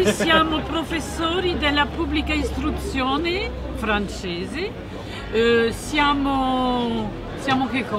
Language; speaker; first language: Italian; non-native, fluent; French